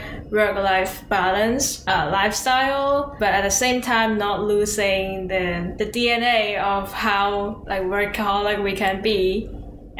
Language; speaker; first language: English; non-native, local second language; Cantonese